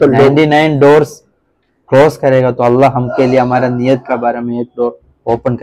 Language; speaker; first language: Hindi; non-native, local second language; Malayalam